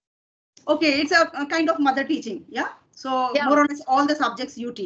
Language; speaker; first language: English; non-native, fluent; Hindi